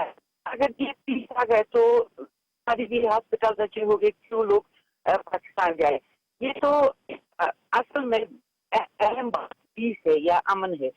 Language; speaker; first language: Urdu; non-native, fluent; Persian